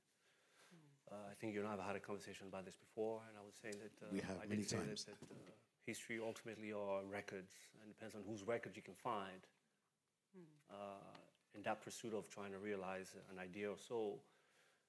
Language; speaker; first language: English; non-native, local second language; Bini